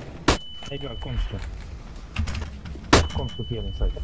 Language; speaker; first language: German; non-native, learner; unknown